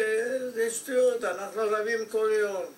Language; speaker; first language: Hebrew; non-native, fluent; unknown